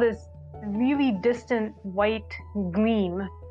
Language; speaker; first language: English; non-native, local second language; Sinhala